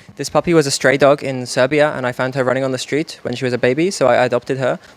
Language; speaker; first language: English; non-native, fluent; Italian